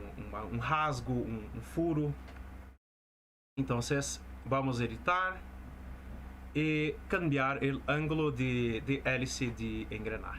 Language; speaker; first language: Spanish; non-native, fluent; Portuguese